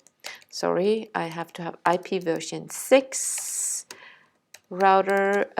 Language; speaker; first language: English; non-native, fluent; Danish